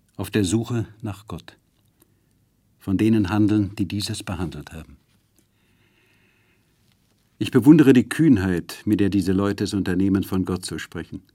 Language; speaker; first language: German; native; German